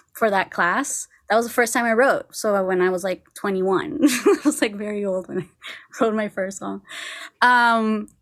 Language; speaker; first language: English; non-native, fluent; Spanish